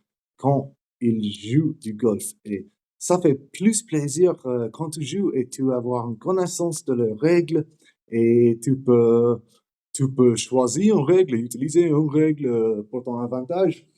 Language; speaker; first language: French; non-native, learner; English